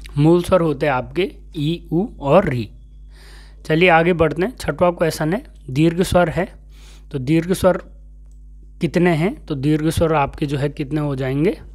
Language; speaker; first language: Hindi; native; Hindi